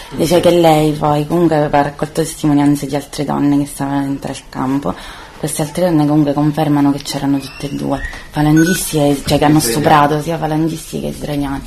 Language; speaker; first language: Italian; native; Italian